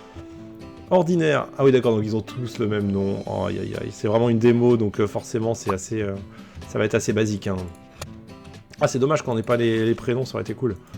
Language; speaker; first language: French; native; French